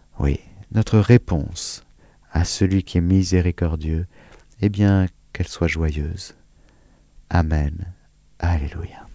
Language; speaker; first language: French; native; French